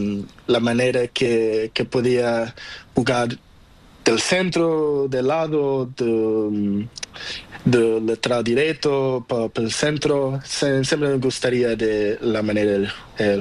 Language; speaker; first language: Spanish; non-native, learner; Portuguese